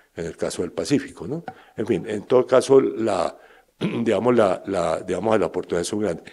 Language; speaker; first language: Spanish; native; Spanish